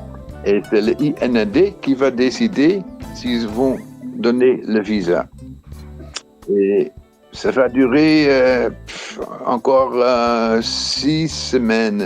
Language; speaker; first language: French; non-native, fluent; Dutch